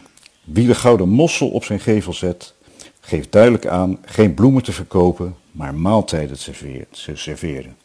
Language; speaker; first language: Dutch; native; Dutch